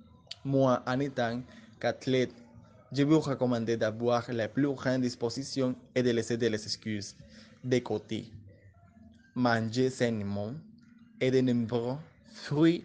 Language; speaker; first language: French; non-native, learner; Spanish